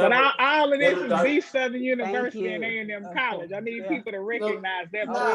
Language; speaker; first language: English; native; English